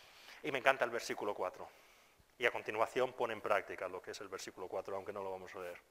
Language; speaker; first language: Spanish; non-native, fluent; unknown